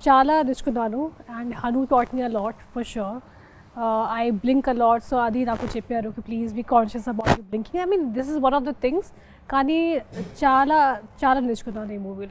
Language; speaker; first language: Telugu; non-native, fluent; Hindi